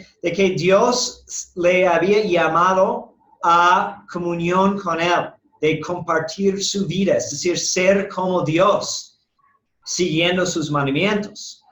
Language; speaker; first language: Spanish; non-native, fluent; English